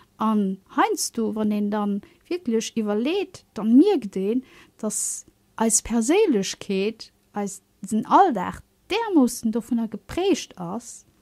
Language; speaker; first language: Luxembourgish; early bilingual, other home language; Kabuverdianu